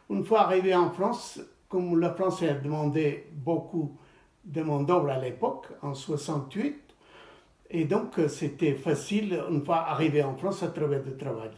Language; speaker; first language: French; non-native, fluent; Portuguese